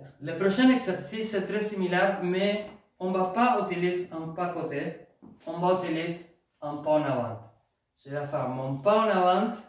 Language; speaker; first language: French; non-native, fluent; Spanish